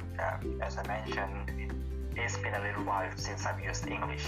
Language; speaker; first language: English; non-native, learner; Korean